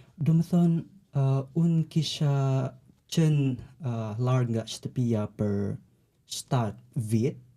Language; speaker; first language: Albanian; non-native, learner; Indonesian